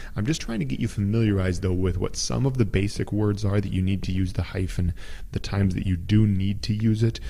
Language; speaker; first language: English; native; English